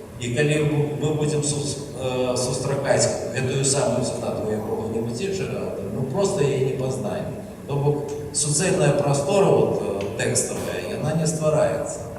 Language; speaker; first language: Belarusian; native; Belarusian